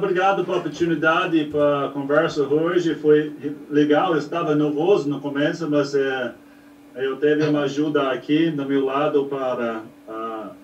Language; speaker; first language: Portuguese; non-native, learner; English